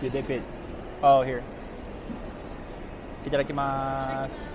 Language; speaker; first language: English; non-native, fluent; Japanese